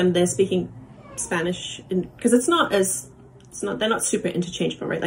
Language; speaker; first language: English; native; English